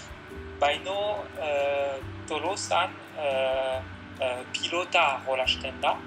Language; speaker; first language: Basque; non-native, learner; French